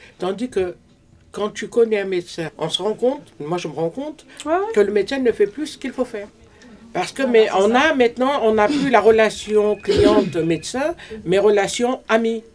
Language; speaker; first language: French; native; French